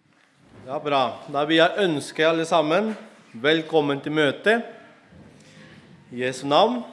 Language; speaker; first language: Norwegian; non-native, fluent; Spanish